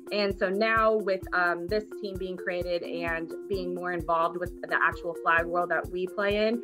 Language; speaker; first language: English; native; English